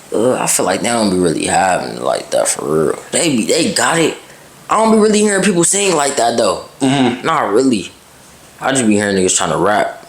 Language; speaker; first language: English; native; English